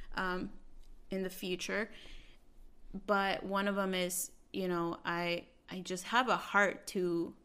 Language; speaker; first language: English; early bilingual, other home language; Spanish